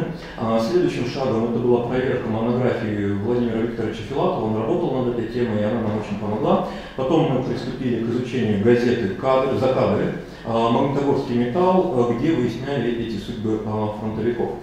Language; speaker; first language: Russian; native; Russian